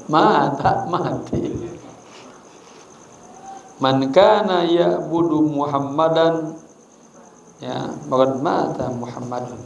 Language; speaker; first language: Arabic; non-native, fluent; Indonesian